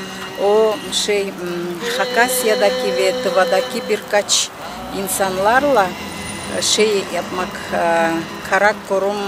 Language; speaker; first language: Turkish; non-native, learner; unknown